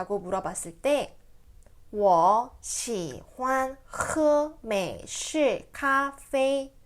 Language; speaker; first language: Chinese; non-native, fluent; Korean